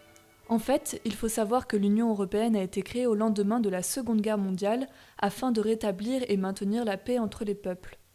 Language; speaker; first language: French; native; French